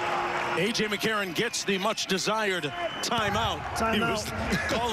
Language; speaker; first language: English; native; English